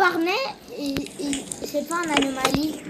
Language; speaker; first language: French; early bilingual, other home language; Portuguese